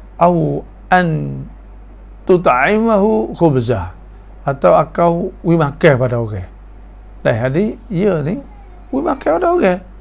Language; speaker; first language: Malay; native; Malay